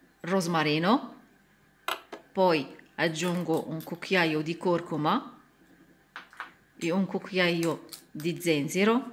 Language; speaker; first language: Italian; non-native, learner; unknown